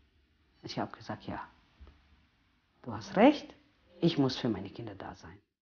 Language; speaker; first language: German; non-native, fluent; Romany